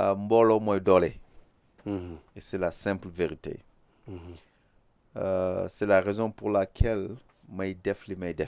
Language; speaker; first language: French; non-native, local second language; Wolof